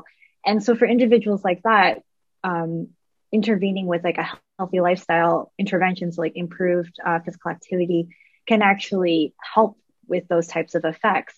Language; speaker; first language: English; native; English